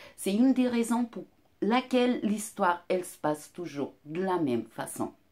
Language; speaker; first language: French; non-native, fluent; Portuguese